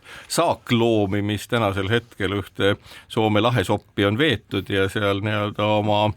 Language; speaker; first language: Estonian; native; Estonian